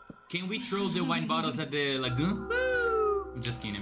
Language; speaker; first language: English; non-native, fluent; Portuguese